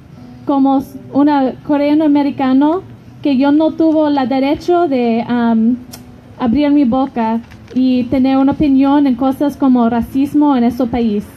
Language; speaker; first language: Spanish; non-native, learner; English